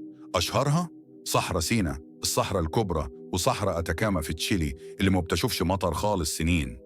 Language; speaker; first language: Arabic; native; Arabic